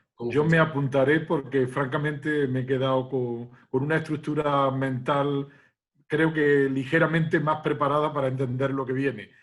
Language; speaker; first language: Spanish; native; Spanish